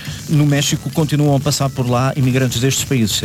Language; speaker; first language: Portuguese; native; Portuguese